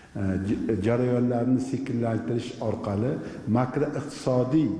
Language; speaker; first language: Russian; non-native, local second language; Uzbek